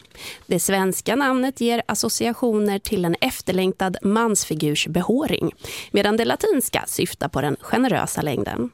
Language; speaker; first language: Swedish; native; Swedish